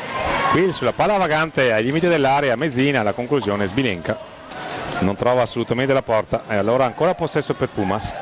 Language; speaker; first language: Italian; native; Italian